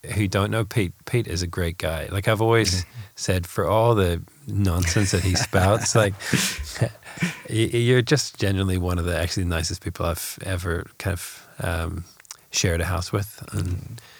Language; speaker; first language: English; native; English